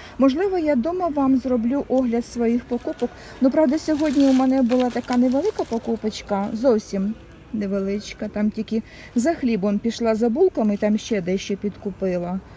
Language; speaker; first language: Ukrainian; non-native, local second language; Russian